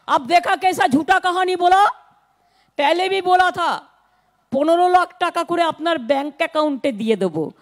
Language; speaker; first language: Hindi; non-native, local second language; Bangla